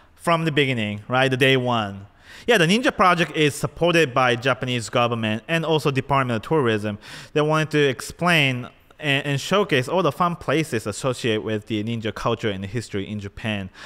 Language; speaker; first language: English; non-native, fluent; Japanese